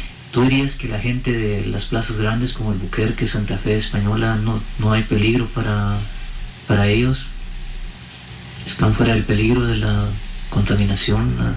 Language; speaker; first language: Spanish; early bilingual, heritage; Spanish